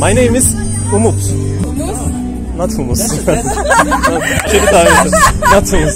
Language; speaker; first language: English; non-native, learner; Turkish